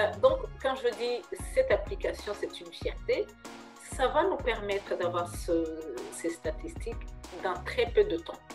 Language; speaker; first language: French; non-native, local second language; Kinyarwanda